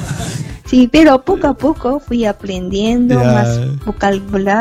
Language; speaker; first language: Spanish; non-native, fluent; Japanese